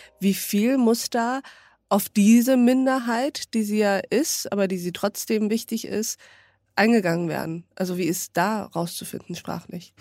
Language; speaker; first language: German; early bilingual, other home language; Turkish